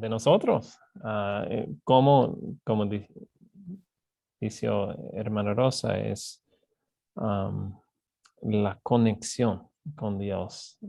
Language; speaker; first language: Spanish; non-native, fluent; English